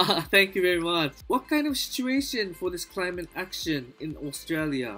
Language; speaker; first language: English; non-native, learner; Japanese